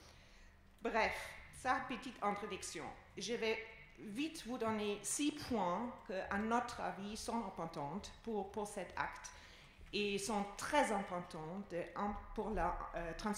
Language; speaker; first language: French; non-native, fluent; German